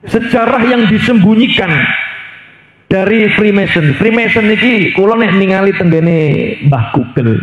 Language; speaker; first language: Indonesian; native; Indonesian